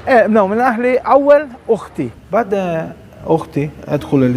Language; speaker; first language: Arabic; non-native, learner; Portuguese